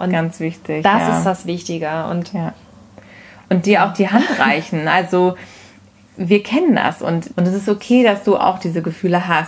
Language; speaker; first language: German; native; German